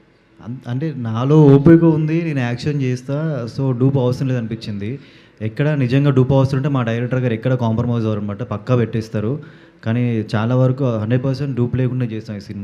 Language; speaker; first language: Telugu; native; Telugu